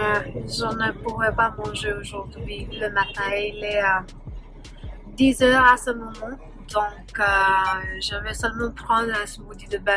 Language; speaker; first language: French; non-native, learner; Punjabi